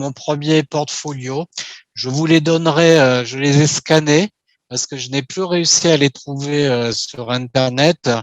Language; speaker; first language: French; native; French